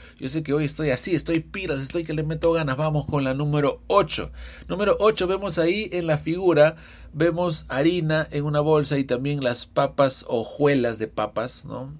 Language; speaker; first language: Spanish; early bilingual, heritage; Spanish